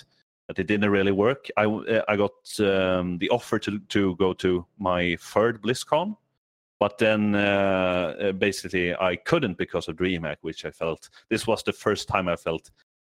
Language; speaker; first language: English; non-native, fluent; Swedish